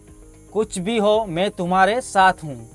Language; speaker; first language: Hindi; native; Hindi